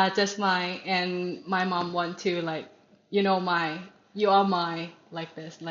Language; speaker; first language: English; non-native, learner; Thai